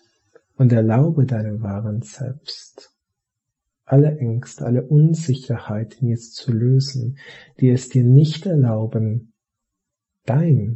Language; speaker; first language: German; native; German